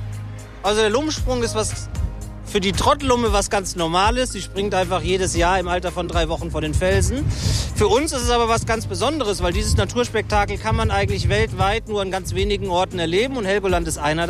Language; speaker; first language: German; native; German